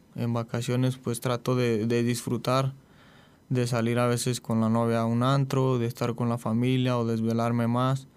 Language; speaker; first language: Spanish; native; Spanish